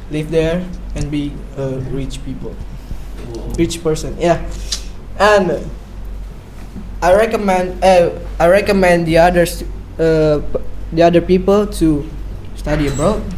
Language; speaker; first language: English; non-native, learner; Indonesian